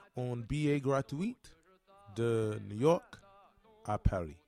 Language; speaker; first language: French; non-native, learner; English